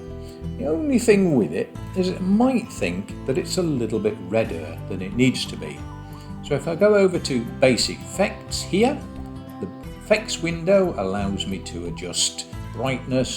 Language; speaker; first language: English; native; English